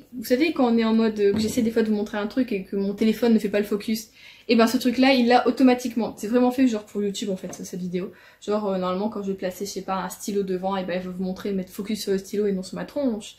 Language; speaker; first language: French; native; French